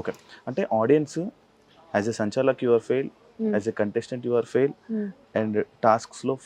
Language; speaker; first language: Telugu; native; Telugu